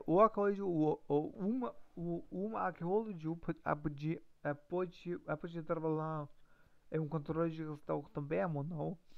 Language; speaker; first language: Portuguese; non-native, learner; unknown